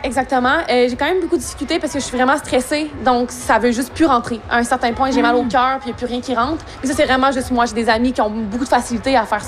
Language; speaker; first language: French; native; French